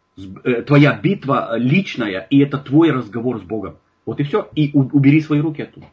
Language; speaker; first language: Russian; native; Russian